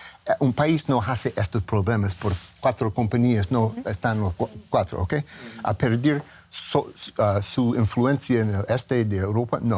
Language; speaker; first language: Spanish; non-native, learner; English